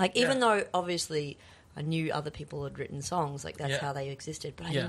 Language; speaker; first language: English; native; English